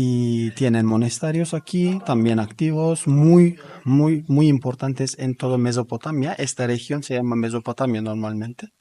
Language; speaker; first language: Spanish; non-native, learner; Turkish